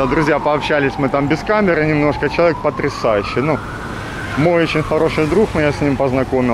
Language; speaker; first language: Russian; native; Russian